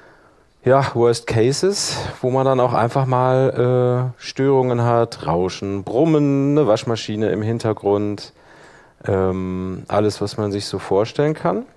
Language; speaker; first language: German; native; German